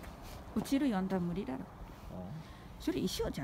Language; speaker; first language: Japanese; non-native, learner; Filipino